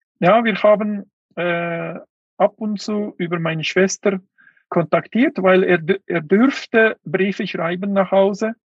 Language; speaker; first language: German; non-native, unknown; Uyghur